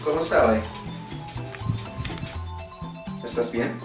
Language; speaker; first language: Spanish; non-native, learner; English